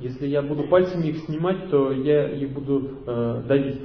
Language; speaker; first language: Russian; native; Russian